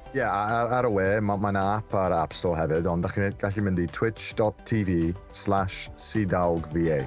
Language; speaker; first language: Welsh; non-native, local second language; English